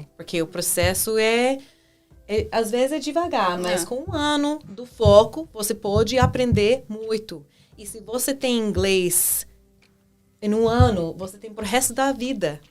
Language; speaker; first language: Portuguese; non-native, fluent; English